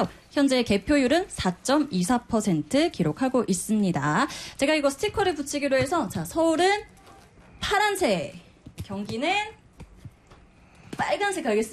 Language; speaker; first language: Korean; native; Korean